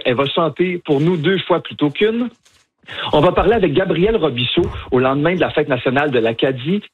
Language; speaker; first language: French; native; French